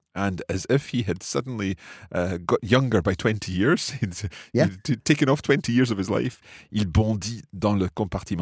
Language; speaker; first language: English; native; English